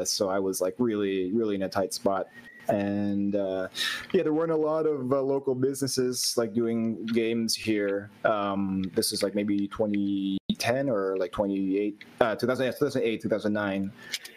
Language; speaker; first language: English; non-native, local second language; Filipino